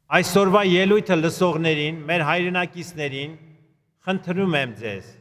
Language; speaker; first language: Armenian; native; Armenian